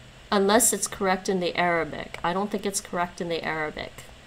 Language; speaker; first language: English; native; English